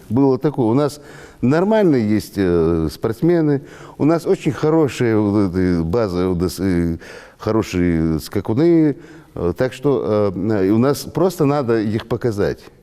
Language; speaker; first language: Russian; non-native, local second language; Ingush